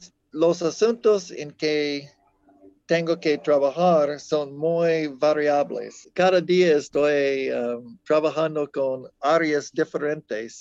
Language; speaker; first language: Spanish; non-native, fluent; English